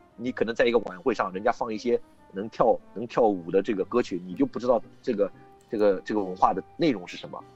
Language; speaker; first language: Chinese; native; Chinese